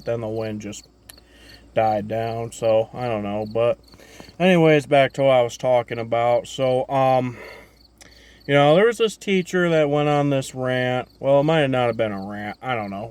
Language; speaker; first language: English; native; English